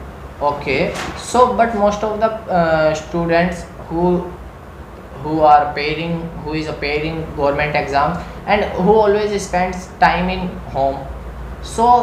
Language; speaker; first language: English; non-native, learner; Hindi